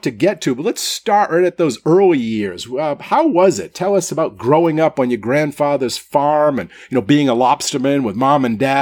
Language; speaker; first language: English; native; English